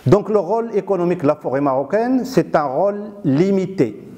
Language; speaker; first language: French; non-native, local second language; Arabic